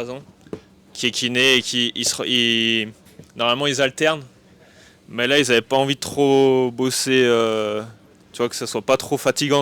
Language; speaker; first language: French; native; French